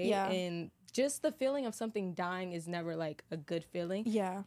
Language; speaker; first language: English; native; English